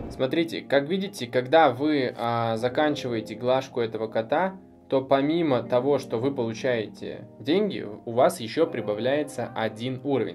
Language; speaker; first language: Russian; native; Russian